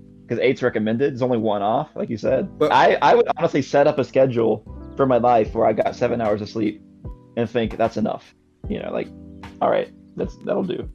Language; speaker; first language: English; native; English